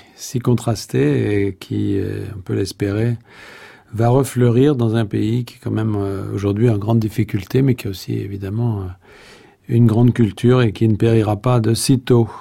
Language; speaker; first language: French; native; French